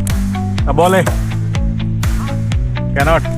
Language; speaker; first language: English; non-native, learner; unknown